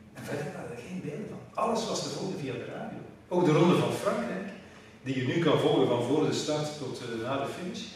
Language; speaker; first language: Dutch; native; Dutch